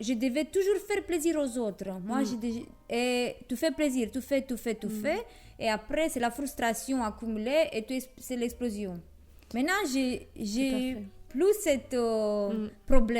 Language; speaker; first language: French; non-native, fluent; Romanian